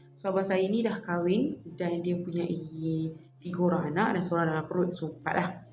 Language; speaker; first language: Malay; native; Malay